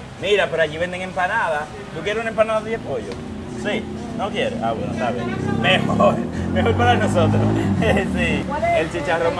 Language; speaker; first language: Spanish; native; Spanish